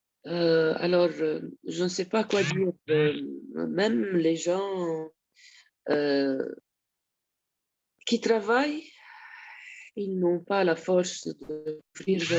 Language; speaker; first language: French; non-native, local second language; Arabic